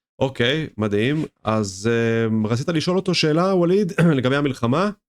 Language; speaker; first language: Hebrew; native; Hebrew